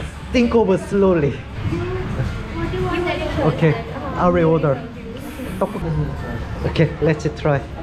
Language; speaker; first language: English; non-native, learner; Korean